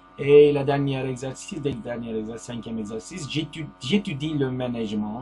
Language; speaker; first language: French; non-native, fluent; Turkish